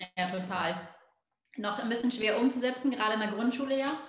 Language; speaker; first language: German; native; German